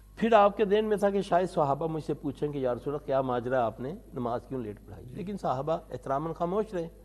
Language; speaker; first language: Urdu; non-native, local second language; Punjabi